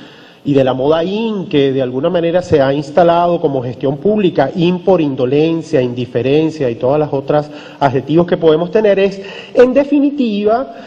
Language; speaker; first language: Spanish; native; Spanish